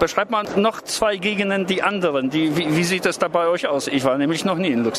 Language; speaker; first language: German; native; German